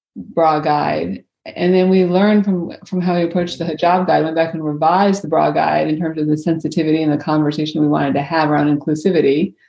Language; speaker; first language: English; native; English